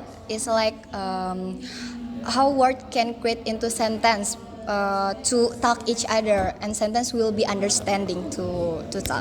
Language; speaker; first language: English; non-native, learner; Indonesian